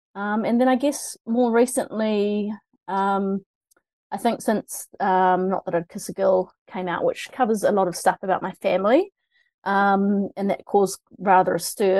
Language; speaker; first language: English; native; English